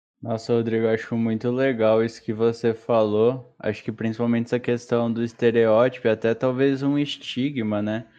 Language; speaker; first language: Portuguese; native; Portuguese